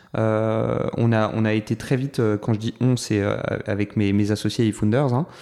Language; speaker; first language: French; native; French